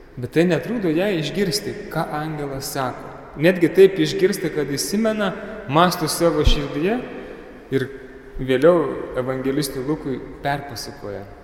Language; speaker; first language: Lithuanian; native; Lithuanian